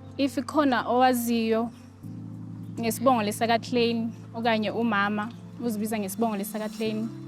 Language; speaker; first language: Zulu; native; Zulu